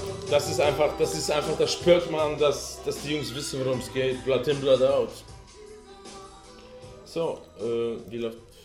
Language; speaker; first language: German; native; German